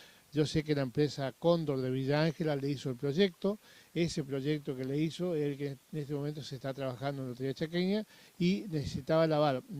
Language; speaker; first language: Spanish; native; Spanish